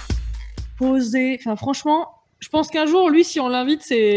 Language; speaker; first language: French; native; French